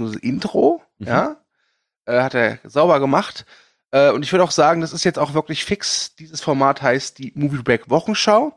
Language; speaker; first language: German; native; German